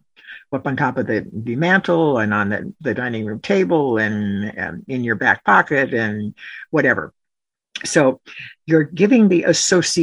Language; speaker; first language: English; native; English